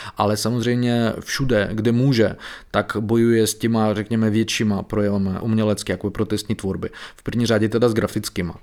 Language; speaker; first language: Czech; non-native, fluent; Belarusian